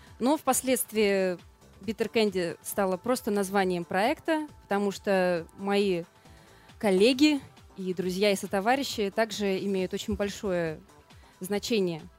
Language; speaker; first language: Russian; native; Russian